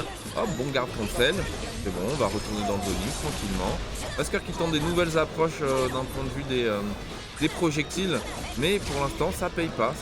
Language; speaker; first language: French; native; French